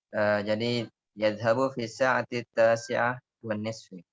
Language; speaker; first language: Arabic; non-native, fluent; Indonesian